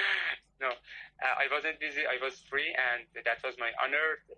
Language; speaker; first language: English; non-native, learner; Persian